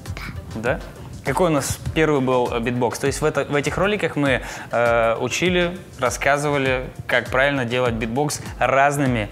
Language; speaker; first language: Russian; native; Russian